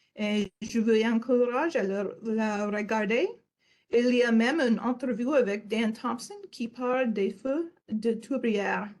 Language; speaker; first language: French; non-native, learner; English